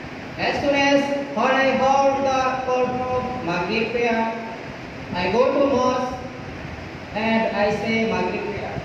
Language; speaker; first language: English; non-native, learner; Bangla